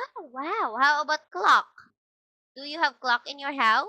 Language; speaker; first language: English; non-native, local second language; Filipino